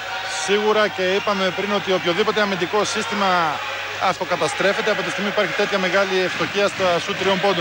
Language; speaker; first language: Greek; native; Greek